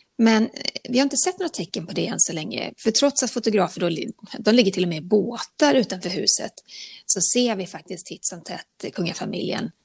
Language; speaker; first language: Swedish; native; Swedish